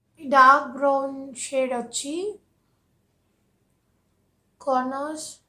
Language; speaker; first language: Telugu; native; Telugu